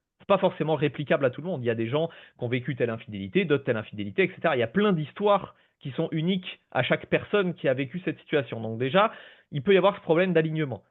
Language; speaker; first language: French; native; French